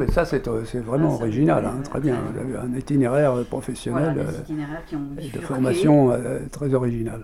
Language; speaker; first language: French; native; French